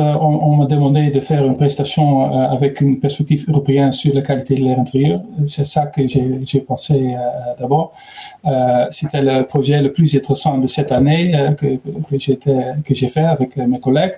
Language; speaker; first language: French; non-native, learner; Dutch